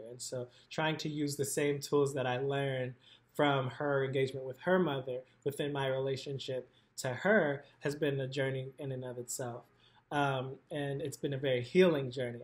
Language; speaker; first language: English; native; English